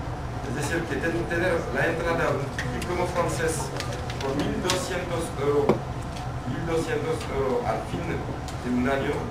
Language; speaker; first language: Spanish; non-native, fluent; French